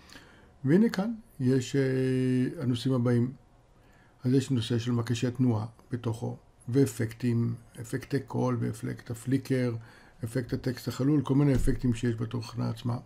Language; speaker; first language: Hebrew; native; Hebrew